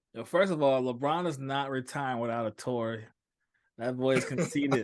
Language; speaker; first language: English; native; English